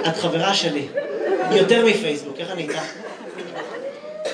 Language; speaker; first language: Hebrew; native; Hebrew